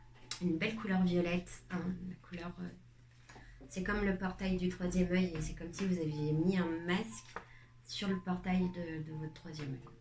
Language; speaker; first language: French; native; French